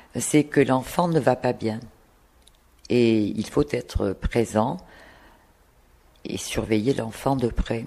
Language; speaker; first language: French; native; French